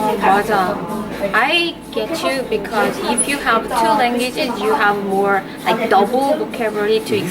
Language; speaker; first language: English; non-native, fluent; Korean